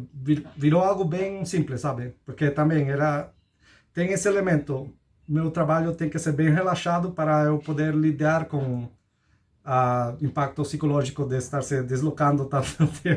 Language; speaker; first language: Portuguese; non-native, fluent; Spanish